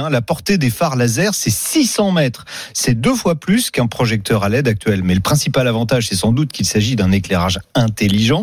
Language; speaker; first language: French; native; French